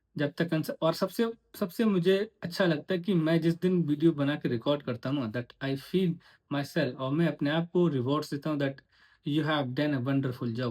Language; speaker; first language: Hindi; native; Hindi